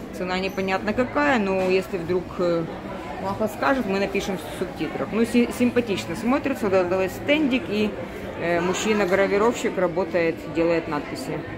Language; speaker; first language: Russian; native; Russian